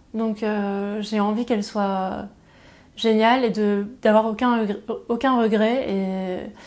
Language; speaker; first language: French; native; French